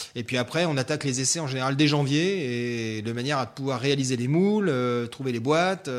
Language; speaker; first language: French; native; French